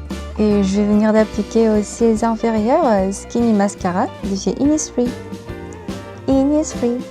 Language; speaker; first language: French; non-native, learner; Korean